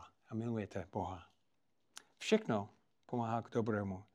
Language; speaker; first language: Czech; non-native, fluent; English